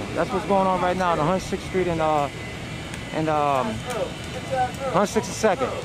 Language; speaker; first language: English; native; English